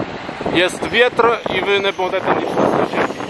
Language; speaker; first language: Polish; non-native, learner; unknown